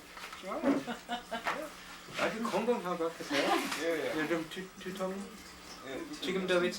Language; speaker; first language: Korean; non-native, learner; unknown